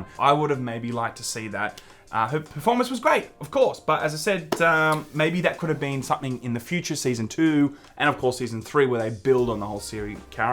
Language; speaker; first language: English; native; English